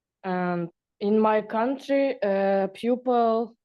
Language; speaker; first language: English; non-native, learner; Russian